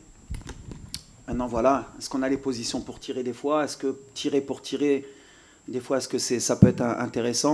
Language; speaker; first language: French; native; French